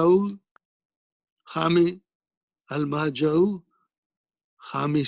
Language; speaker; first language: Arabic; non-native, fluent; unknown